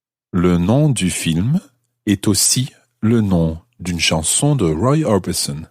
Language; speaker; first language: French; non-native, fluent; English